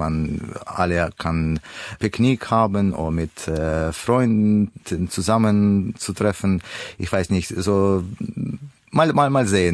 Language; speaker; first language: German; non-native, learner; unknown